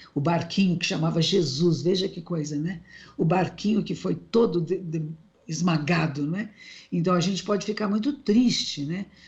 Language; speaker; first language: Portuguese; native; Portuguese